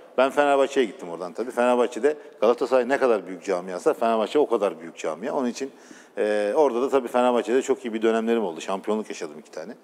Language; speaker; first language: Turkish; native; Turkish